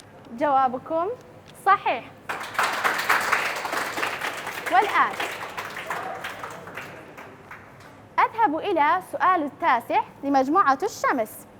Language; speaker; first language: Arabic; non-native, local second language; Central Kurdish